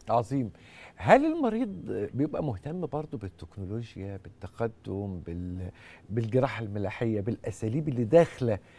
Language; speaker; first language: Arabic; native; Arabic